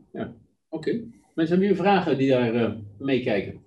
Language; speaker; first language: Dutch; native; Dutch